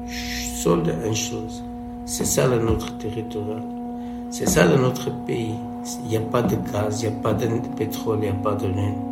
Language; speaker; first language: French; non-native, learner; Armenian